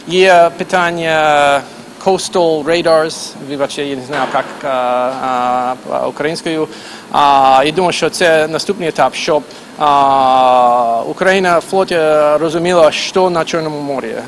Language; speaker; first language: Ukrainian; non-native, fluent; English